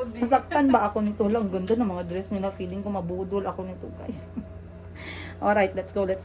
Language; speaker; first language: Filipino; non-native, local second language; Cebuano